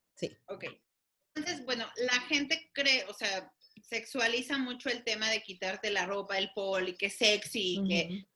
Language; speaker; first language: Spanish; native; Spanish